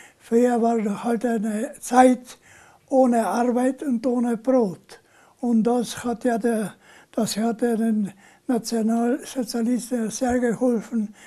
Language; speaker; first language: German; non-native, local second language; Slovenian